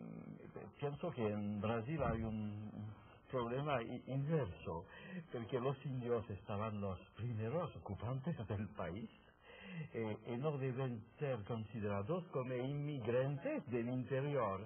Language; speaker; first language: Spanish; non-native, fluent; French